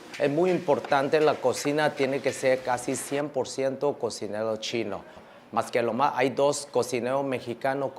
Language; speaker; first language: Spanish; early bilingual, other home language; Chinese